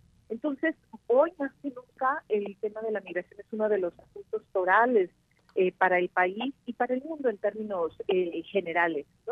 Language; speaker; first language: Spanish; native; Spanish